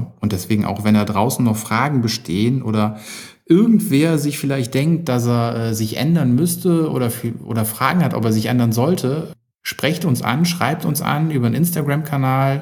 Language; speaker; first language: German; native; German